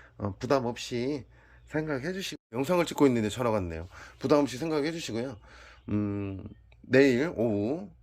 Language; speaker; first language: Korean; native; Korean